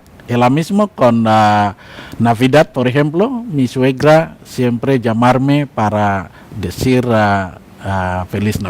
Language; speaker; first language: Spanish; non-native, learner; Indonesian